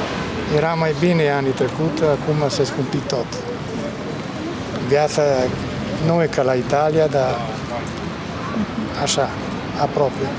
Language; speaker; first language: Romanian; non-native, learner; Italian